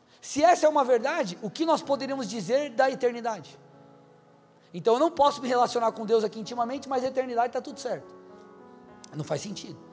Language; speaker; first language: Portuguese; native; Portuguese